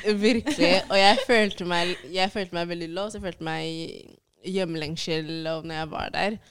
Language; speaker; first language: Norwegian; early bilingual, other home language; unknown